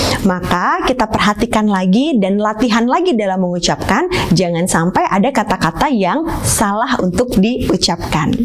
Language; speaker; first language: Indonesian; native; Indonesian